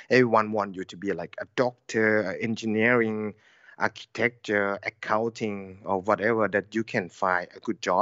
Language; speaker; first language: English; non-native, learner; Thai